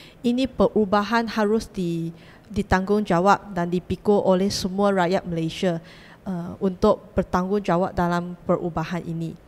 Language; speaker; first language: Malay; non-native, local second language; Chinese